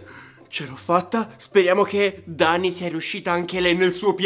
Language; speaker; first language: Italian; native; Italian